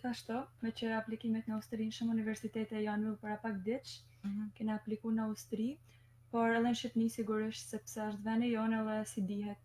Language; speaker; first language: Albanian; native; Albanian